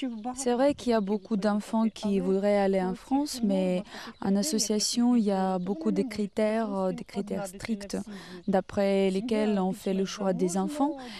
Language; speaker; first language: French; non-native, fluent; Ukrainian